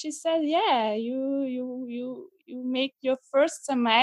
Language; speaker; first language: English; non-native, fluent; French